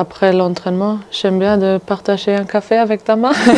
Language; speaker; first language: French; non-native, fluent; German